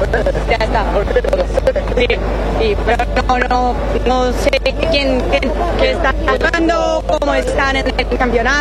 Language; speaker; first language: Spanish; non-native, learner; Portuguese